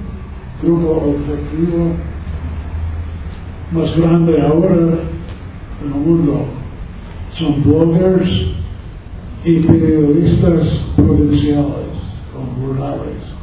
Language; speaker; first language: Spanish; non-native, learner; English